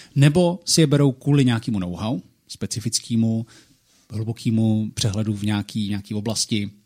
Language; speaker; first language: Czech; native; Czech